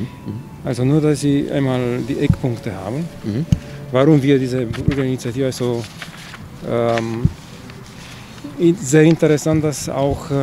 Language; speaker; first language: German; non-native, fluent; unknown